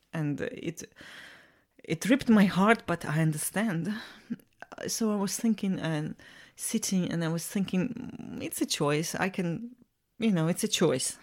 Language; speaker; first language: English; non-native, fluent; Russian